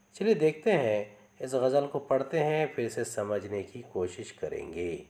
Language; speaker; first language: Urdu; native; Urdu